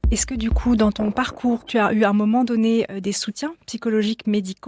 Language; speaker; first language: French; native; French